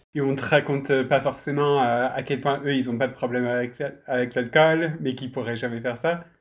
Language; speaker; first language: French; non-native, fluent; English